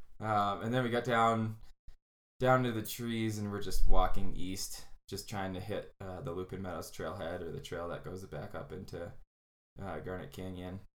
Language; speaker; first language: English; native; English